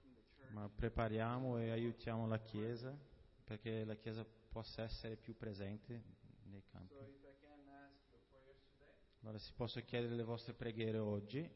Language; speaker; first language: Italian; non-native, fluent; Portuguese